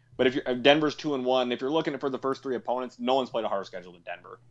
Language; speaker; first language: English; native; English